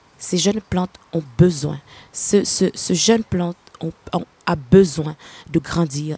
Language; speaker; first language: French; non-native, local second language; Haitian Creole